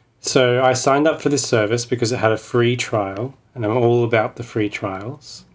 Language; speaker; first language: English; native; English